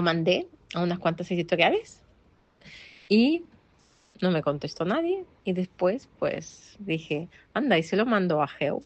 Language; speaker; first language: Spanish; non-native, fluent; Russian